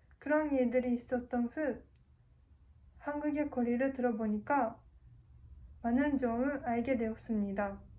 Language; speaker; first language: Korean; non-native, learner; Japanese